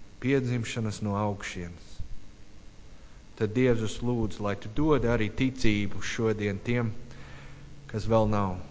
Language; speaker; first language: Latvian; non-native, learner; English